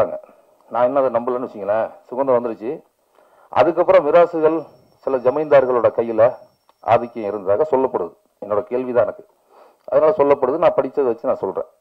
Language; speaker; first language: Tamil; native; Tamil